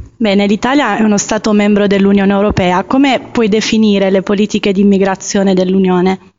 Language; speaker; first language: Italian; native; Italian